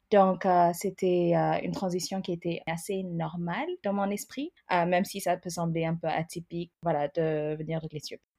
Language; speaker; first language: French; non-native, fluent; Amharic